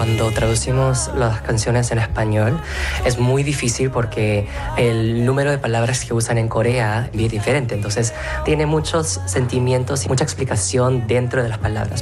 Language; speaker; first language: Spanish; non-native, fluent; Korean